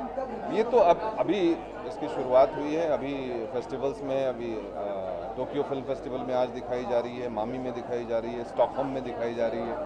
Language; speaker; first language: Hindi; native; Hindi